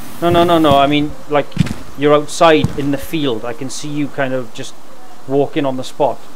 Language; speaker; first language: English; native; English